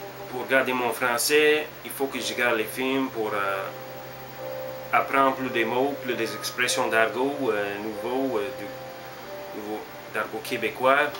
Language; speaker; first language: French; non-native, learner; English